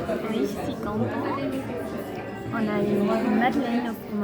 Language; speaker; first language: French; non-native, fluent; English